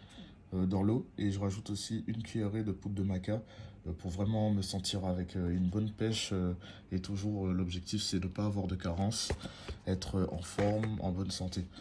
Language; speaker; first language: French; native; French